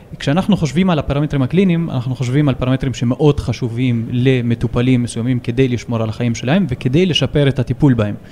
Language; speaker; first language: Hebrew; non-native, local second language; Arabic